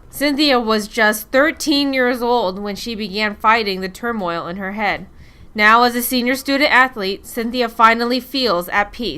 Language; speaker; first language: English; native; English